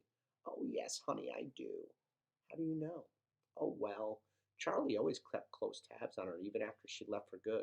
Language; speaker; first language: English; native; English